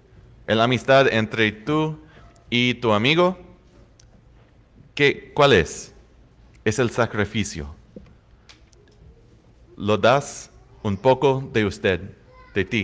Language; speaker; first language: Spanish; non-native, fluent; English